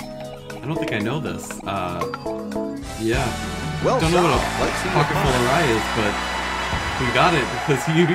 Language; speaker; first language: English; native; English